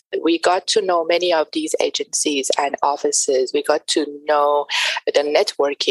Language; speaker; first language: English; non-native, fluent; Persian